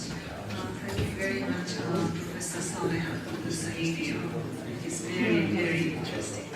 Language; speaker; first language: English; non-native, fluent; Japanese